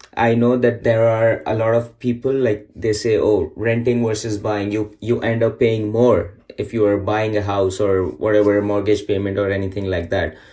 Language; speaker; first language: English; non-native, local second language; Urdu